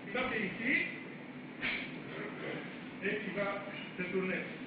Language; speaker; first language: Italian; non-native, learner; Romanian